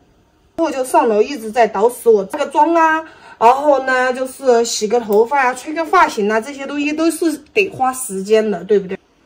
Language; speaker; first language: Chinese; native; Chinese